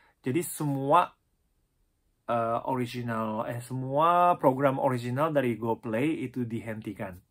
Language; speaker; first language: Indonesian; non-native, fluent; Japanese